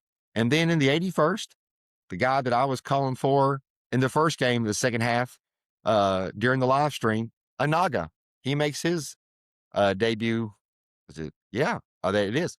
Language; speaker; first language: English; native; English